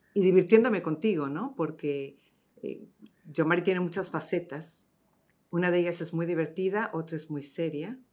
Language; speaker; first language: Spanish; native; Spanish